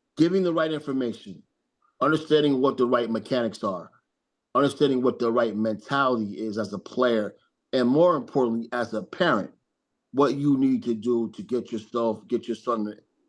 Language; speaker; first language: English; native; English